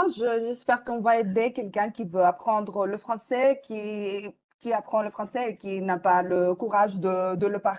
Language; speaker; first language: French; non-native, fluent; Greek